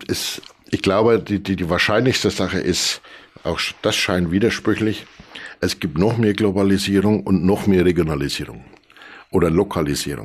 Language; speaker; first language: German; native; German